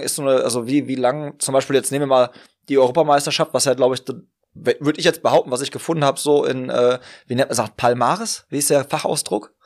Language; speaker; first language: German; native; German